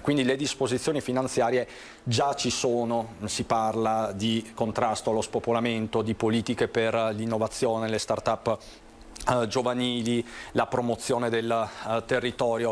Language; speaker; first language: Italian; native; Italian